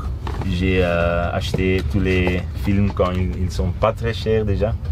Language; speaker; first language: French; non-native, local second language; Dutch